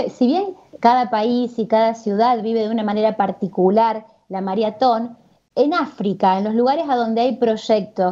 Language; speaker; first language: Spanish; native; Spanish